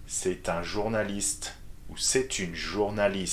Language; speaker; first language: French; non-native, fluent; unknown